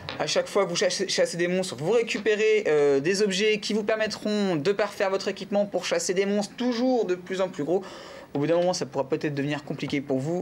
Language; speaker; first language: French; native; French